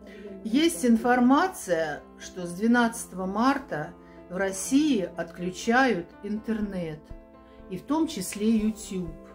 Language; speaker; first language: Russian; native; Russian